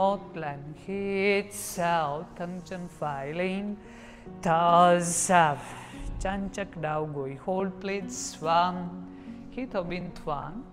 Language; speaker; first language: Vietnamese; non-native, learner; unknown